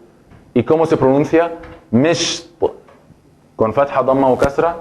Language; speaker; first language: Spanish; non-native, fluent; Arabic